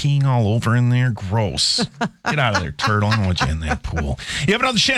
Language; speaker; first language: English; native; English